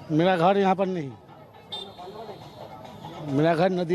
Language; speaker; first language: Hindi; non-native, local second language; Bangla